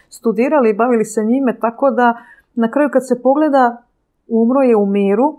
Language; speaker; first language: Serbian; native; Serbian